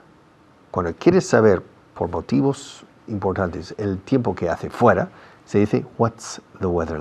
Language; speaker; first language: Spanish; non-native, fluent; English